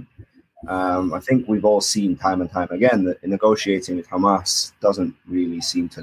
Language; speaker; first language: English; native; English